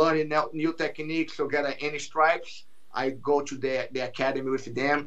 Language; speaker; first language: English; non-native, learner; Portuguese